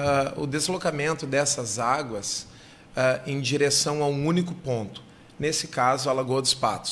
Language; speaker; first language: Portuguese; native; Portuguese